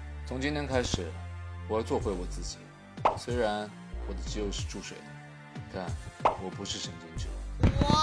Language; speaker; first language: Chinese; native; Chinese